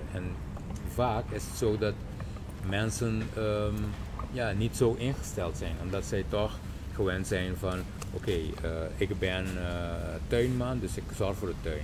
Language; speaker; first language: Dutch; non-native, local second language; Papiamento